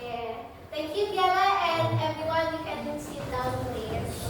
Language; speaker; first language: English; non-native, learner; Indonesian